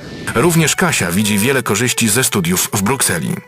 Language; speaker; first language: Polish; native; Polish